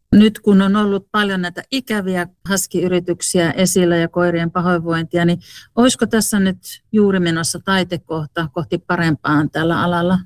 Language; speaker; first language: Finnish; native; Finnish